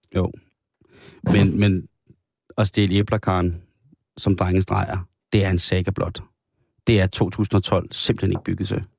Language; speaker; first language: Danish; native; Danish